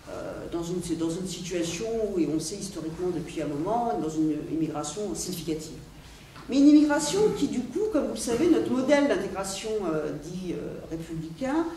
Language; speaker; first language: French; native; French